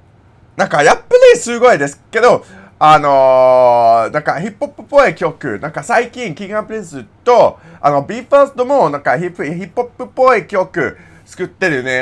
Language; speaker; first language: Japanese; non-native, learner; English